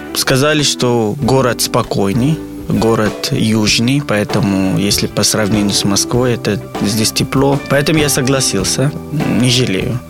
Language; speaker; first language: Russian; non-native, fluent; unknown